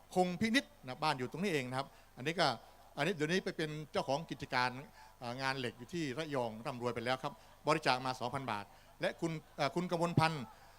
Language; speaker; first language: Thai; native; Thai